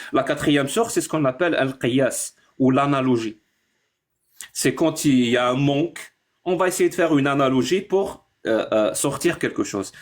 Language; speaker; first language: French; non-native, local second language; Arabic